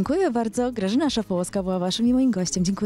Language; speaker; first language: Polish; native; Polish